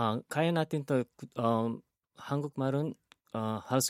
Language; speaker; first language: Korean; non-native, learner; Filipino